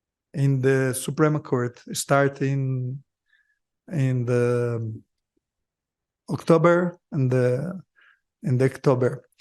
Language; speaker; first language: English; non-native, learner; Portuguese